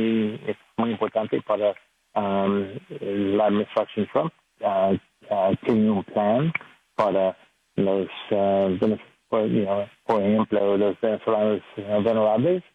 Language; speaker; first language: Spanish; non-native, learner; English